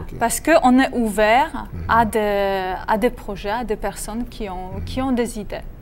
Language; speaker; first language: French; non-native, fluent; Polish